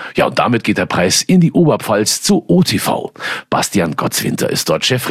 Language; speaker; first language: German; native; German